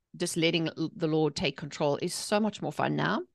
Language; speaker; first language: English; native; English